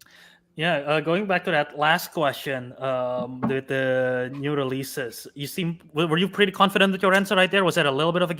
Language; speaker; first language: English; native; English